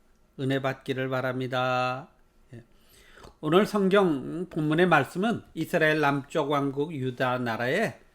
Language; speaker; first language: Korean; native; Korean